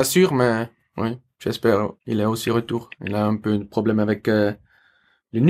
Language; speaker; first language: French; non-native, local second language; German